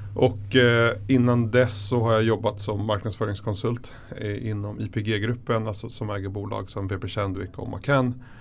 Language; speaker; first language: Swedish; early bilingual, other home language; Spanish